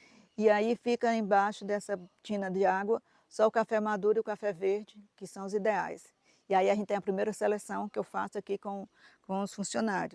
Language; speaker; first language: Portuguese; native; Portuguese